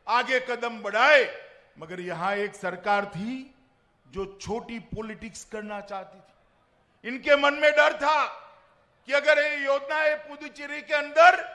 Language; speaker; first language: Hindi; non-native, local second language; Gujarati